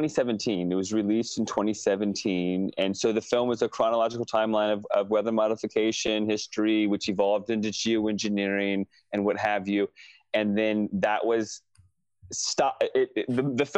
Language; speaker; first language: English; native; English